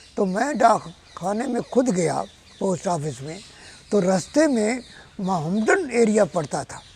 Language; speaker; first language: Urdu; non-native, local second language; Punjabi